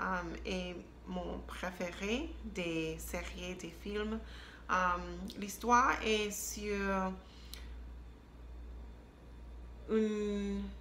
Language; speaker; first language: French; non-native, learner; English